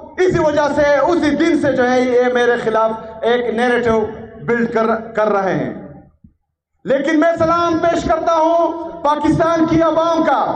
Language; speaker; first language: Urdu; non-native, local second language; Pashto